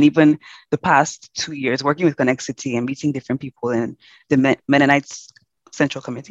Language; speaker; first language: English; non-native, local second language; Yoruba